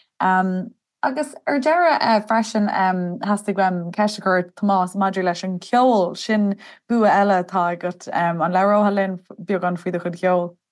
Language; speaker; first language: Irish; non-native, local second language; English